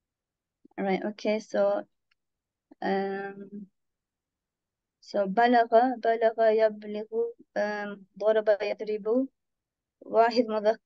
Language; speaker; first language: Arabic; non-native, learner; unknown